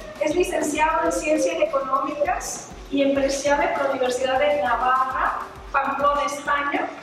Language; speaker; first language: Spanish; early bilingual, heritage; Spanish